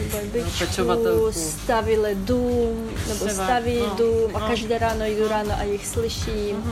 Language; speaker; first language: Czech; non-native, fluent; Ukrainian